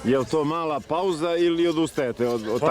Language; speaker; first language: Bosnian; native; Bosnian